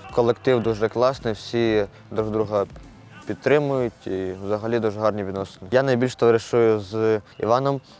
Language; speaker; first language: Ukrainian; native; Ukrainian